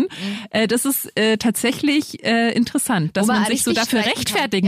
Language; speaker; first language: German; native; German